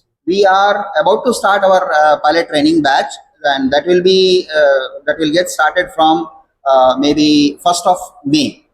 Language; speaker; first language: English; non-native, local second language; Telugu